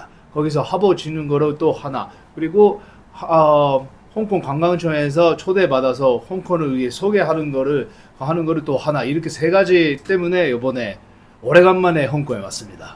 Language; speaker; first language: Korean; early bilingual, heritage; Japanese